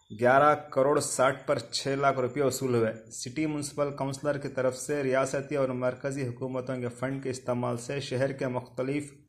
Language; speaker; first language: Urdu; native; Urdu